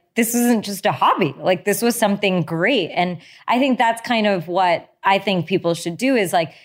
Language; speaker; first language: English; native; English